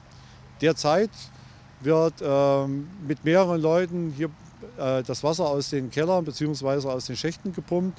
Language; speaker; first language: German; native; German